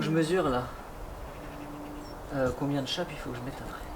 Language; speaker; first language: French; native; French